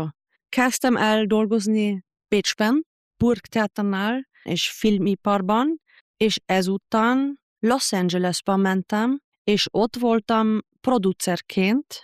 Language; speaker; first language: Hungarian; non-native, fluent; German